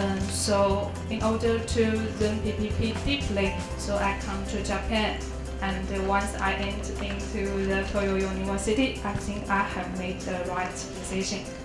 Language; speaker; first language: English; non-native, fluent; Chinese